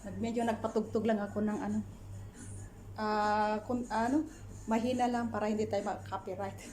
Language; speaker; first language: Filipino; native; Filipino